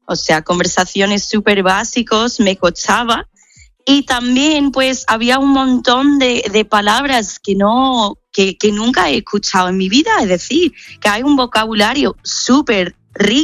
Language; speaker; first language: Spanish; non-native, fluent; English